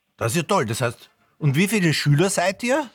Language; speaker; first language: German; native; German